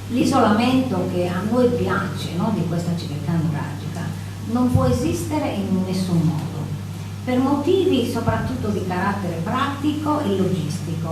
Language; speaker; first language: Italian; native; Italian